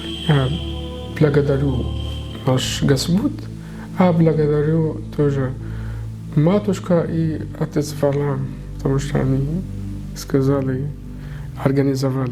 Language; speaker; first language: Russian; non-native, learner; Arabic